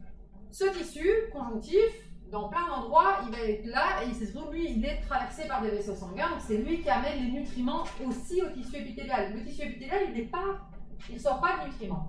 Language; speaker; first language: French; native; French